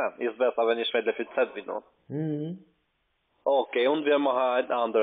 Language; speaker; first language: German; non-native, learner; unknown